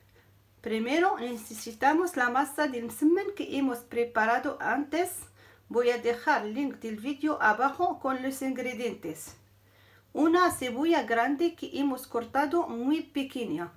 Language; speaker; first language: Spanish; non-native, fluent; Arabic